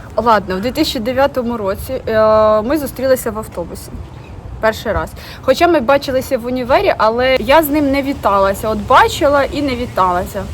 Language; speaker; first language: Ukrainian; non-native, local second language; Russian